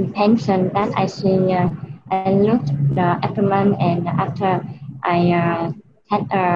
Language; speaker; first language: English; non-native, learner; Vietnamese